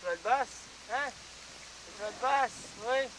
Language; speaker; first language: French; native; French